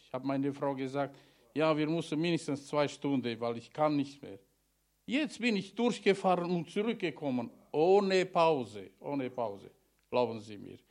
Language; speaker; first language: German; non-native, learner; Romanian